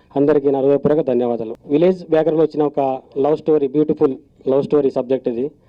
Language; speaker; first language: Telugu; native; Telugu